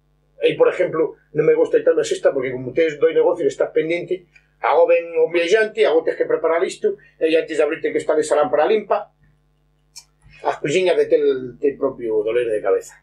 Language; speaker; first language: Spanish; non-native, local second language; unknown